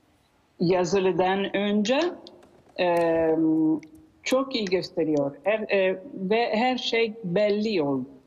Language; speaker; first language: Turkish; non-native, learner; Italian